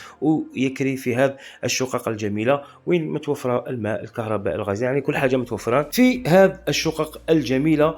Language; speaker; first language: Arabic; native; Arabic